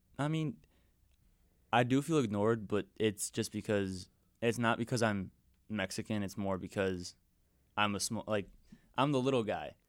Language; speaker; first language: English; early bilingual, other home language; Spanish